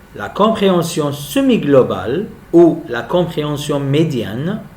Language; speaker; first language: French; non-native, local second language; Arabic